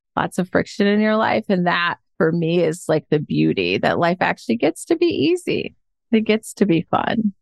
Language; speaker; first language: English; native; English